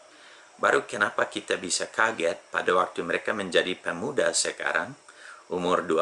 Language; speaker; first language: Indonesian; non-native, fluent; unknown